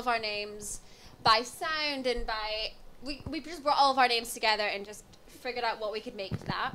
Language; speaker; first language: English; native; English